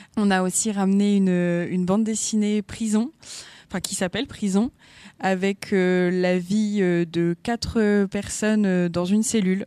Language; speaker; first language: French; native; French